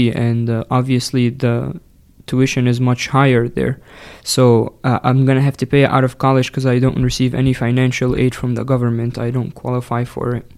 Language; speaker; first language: English; non-native, fluent; Arabic